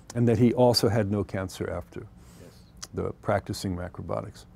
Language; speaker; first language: English; native; English